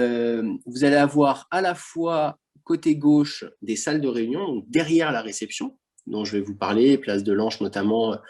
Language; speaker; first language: French; native; French